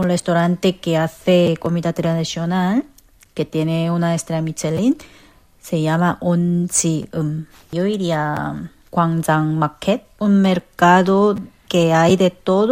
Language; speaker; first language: Spanish; non-native, learner; Korean